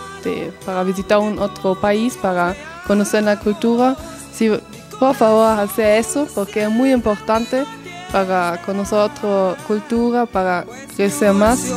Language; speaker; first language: Spanish; non-native, learner; German